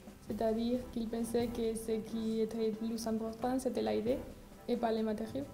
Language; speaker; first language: French; non-native, fluent; Spanish